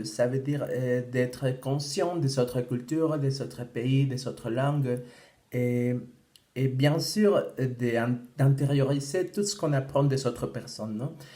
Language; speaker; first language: French; non-native, fluent; Spanish